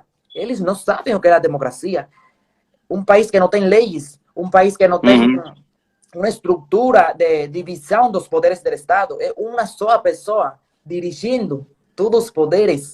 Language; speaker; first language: Portuguese; non-native, fluent; Spanish